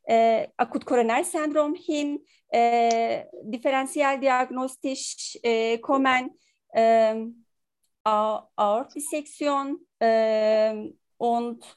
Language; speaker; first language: German; non-native, learner; Turkish